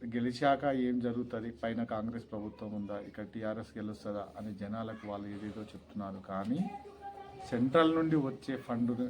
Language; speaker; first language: Telugu; non-native, local second language; Lambadi